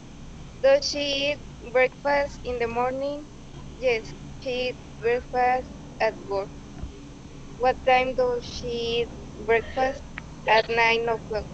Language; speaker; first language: English; non-native, learner; Spanish